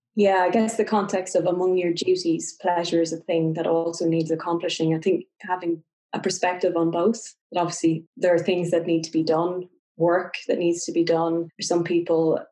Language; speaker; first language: English; native; English